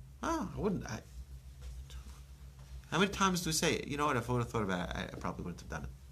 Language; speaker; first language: English; native; English